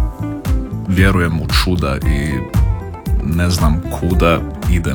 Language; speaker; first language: Serbian; native; Serbian